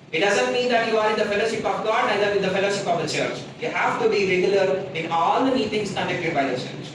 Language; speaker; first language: English; non-native, local second language; Telugu